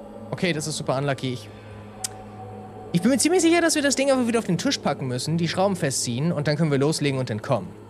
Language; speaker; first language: German; native; German